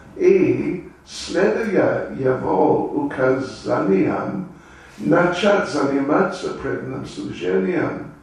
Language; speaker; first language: Russian; non-native, learner; English